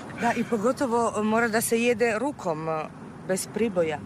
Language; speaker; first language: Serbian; non-native, fluent; Italian